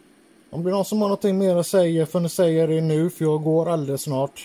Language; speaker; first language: Swedish; native; Swedish